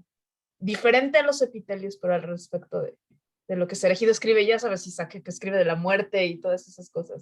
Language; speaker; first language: Spanish; native; Spanish